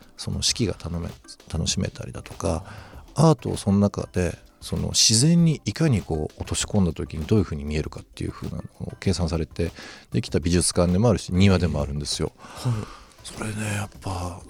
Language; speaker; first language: Japanese; native; Japanese